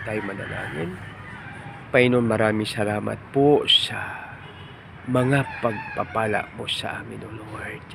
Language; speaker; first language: Filipino; non-native, local second language; Hiligaynon